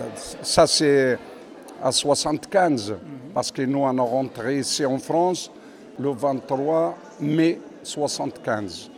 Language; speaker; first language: French; non-native, fluent; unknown